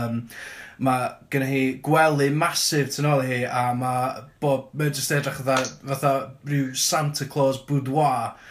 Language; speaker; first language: Welsh; native; Welsh